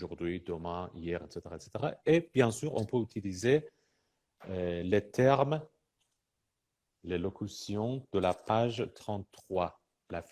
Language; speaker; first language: French; non-native, fluent; Persian